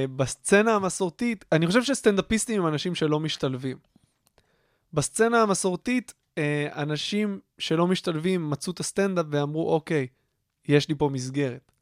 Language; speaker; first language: Hebrew; native; Hebrew